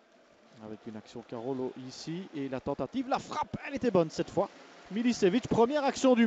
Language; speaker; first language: French; native; French